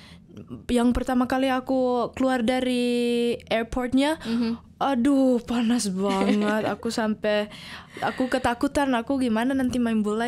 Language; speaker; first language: Indonesian; early bilingual, heritage; Indonesian